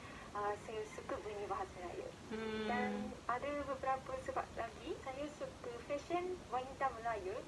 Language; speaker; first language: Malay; non-native, fluent; Japanese